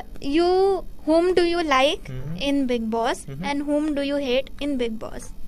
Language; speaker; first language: English; non-native, local second language; Hindi